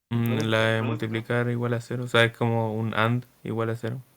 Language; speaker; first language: Spanish; native; Spanish